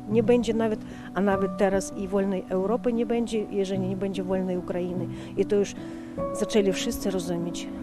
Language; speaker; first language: Polish; non-native, fluent; Ukrainian